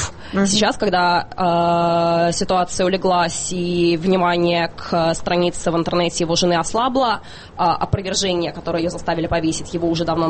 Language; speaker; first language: Russian; native; Russian